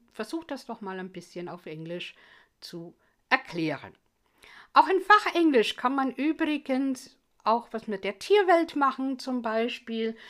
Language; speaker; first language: German; non-native, fluent; English